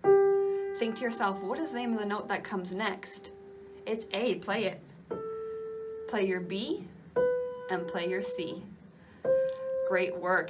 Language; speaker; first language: English; native; English